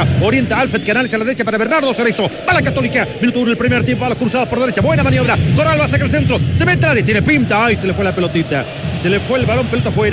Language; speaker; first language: Spanish; native; Spanish